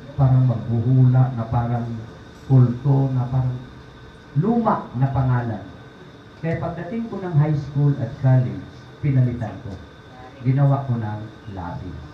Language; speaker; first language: Filipino; non-native, local second language; Cebuano